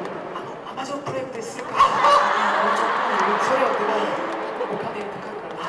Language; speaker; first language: Japanese; non-native, fluent; Korean